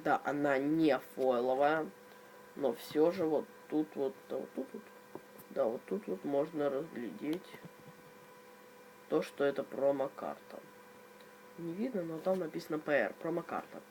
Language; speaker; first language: Russian; native; Russian